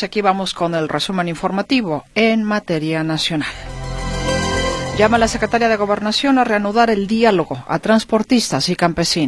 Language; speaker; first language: Spanish; native; Spanish